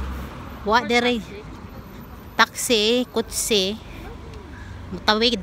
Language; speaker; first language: English; non-native, local second language; Filipino